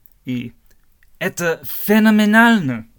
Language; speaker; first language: Russian; non-native, learner; German